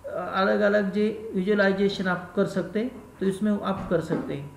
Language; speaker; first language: Hindi; non-native, local second language; Marathi